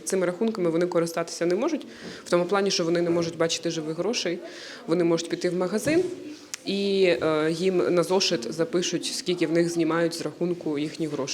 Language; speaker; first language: Ukrainian; native; Ukrainian